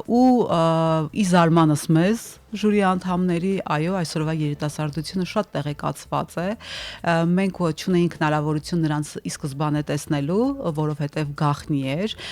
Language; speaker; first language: Armenian; native; Armenian